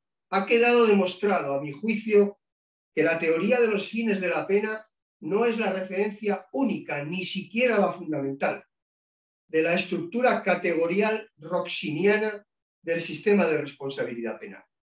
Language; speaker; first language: Spanish; native; Spanish